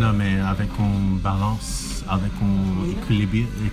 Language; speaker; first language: French; non-native, learner; English